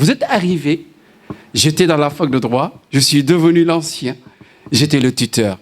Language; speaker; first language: French; non-native, local second language; Wolof